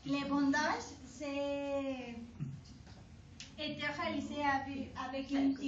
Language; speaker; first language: French; non-native, learner; Spanish